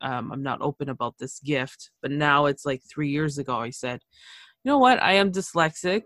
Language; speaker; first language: English; early bilingual, other home language; Spanish